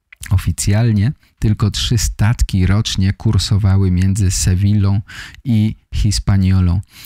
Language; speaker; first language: Polish; native; Polish